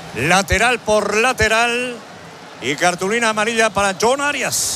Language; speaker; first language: Spanish; native; Spanish